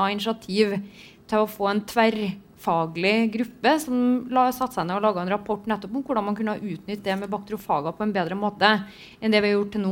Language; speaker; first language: Norwegian; native; Norwegian